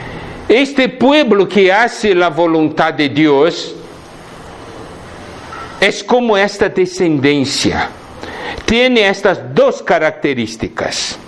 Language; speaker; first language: Spanish; non-native, fluent; Portuguese